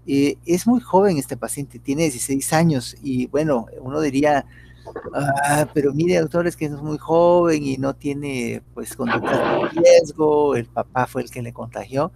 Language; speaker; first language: Spanish; native; Spanish